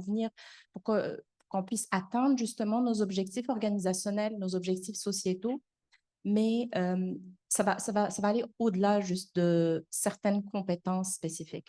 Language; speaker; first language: French; native; French